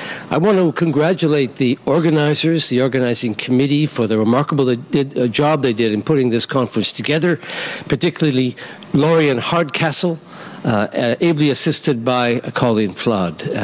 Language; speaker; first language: English; native; English